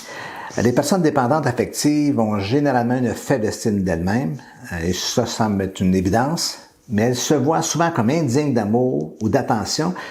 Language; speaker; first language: French; native; French